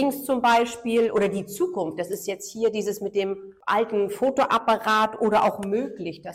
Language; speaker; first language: German; native; German